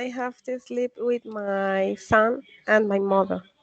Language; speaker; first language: English; non-native, learner; Spanish